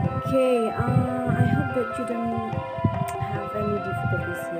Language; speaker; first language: English; non-native, local second language; Indonesian